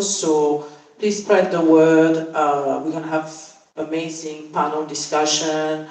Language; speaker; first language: English; non-native, fluent; French